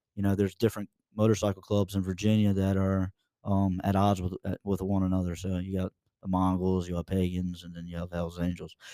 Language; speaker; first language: English; native; English